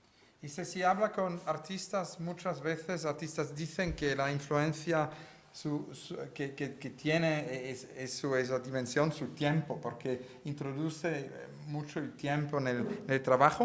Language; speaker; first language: Spanish; non-native, learner; Italian